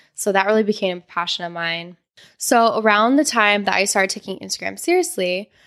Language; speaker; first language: English; native; English